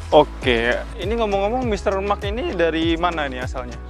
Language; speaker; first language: Indonesian; native; Indonesian